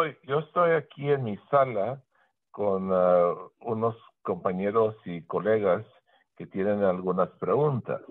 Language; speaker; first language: Spanish; early bilingual, heritage; Spanish